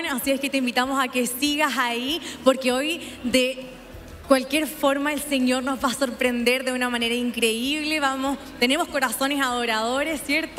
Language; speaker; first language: Spanish; native; Spanish